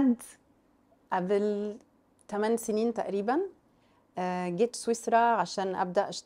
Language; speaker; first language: Arabic; non-native, fluent; French